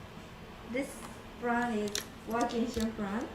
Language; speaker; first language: English; non-native, learner; Japanese